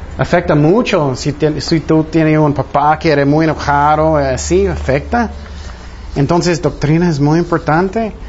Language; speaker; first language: Spanish; non-native, fluent; English